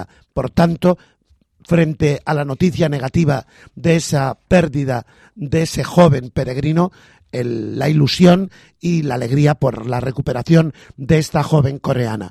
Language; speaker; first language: Spanish; native; Spanish